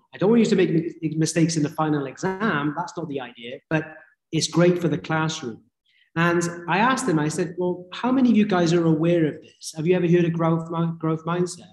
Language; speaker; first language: English; native; English